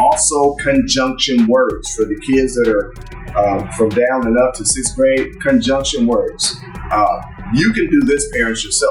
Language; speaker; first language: English; native; English